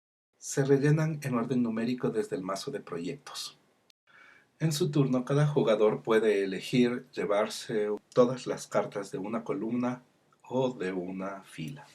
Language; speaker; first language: Spanish; native; Spanish